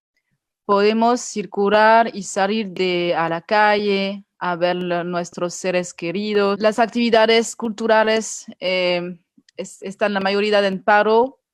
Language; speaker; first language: Spanish; non-native, fluent; French